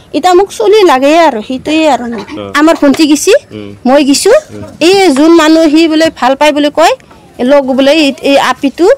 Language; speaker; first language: Assamese; non-native, local second language; Bodo